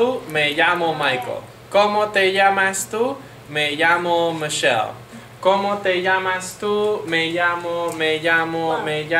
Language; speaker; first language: Spanish; non-native, fluent; English